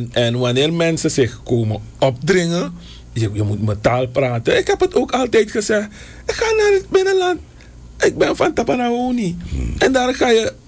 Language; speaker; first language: Dutch; native; Dutch